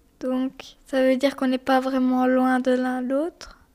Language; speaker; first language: French; early bilingual, other home language; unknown